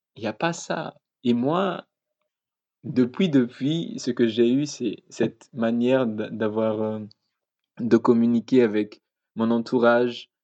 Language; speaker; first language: French; non-native, local second language; Malagasy